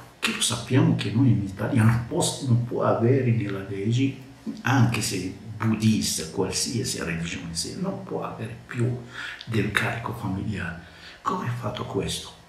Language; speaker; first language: Italian; non-native, learner; Arabic